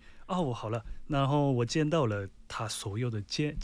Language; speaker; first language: Chinese; non-native, fluent; Korean